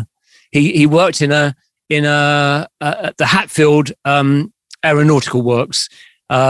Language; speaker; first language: English; native; English